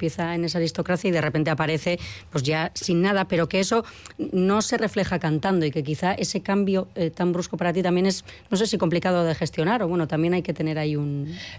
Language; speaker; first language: Spanish; native; Spanish